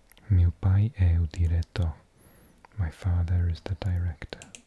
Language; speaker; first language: Portuguese; non-native, learner; English